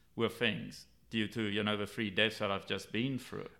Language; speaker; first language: English; native; English